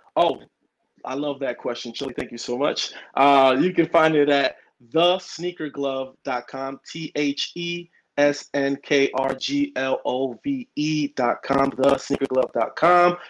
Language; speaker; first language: English; early bilingual, other home language; Spanish